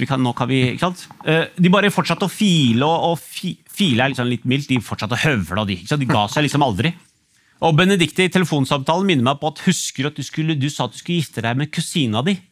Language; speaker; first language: Norwegian; early bilingual, other home language; Urdu